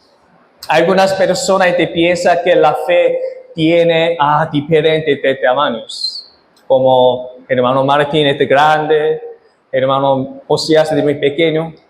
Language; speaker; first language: Spanish; non-native, fluent; Korean